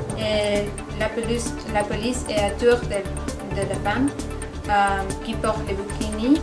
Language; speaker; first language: French; non-native, learner; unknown